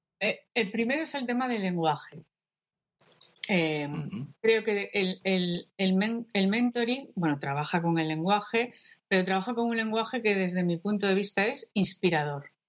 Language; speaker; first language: Spanish; native; Spanish